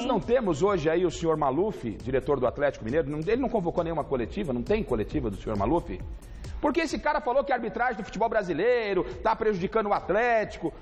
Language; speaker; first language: Portuguese; native; Portuguese